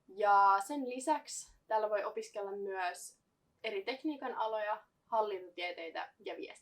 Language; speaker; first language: Finnish; native; Finnish